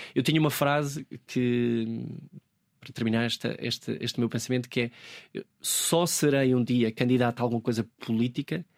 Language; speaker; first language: Portuguese; native; Portuguese